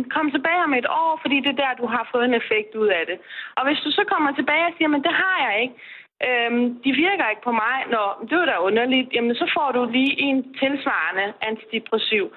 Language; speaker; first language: Danish; non-native, fluent; Persian